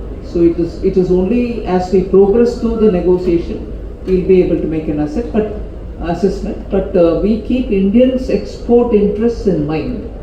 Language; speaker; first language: English; non-native, local second language; Tamil